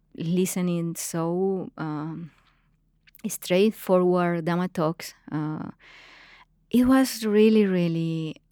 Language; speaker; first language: English; non-native, fluent; Spanish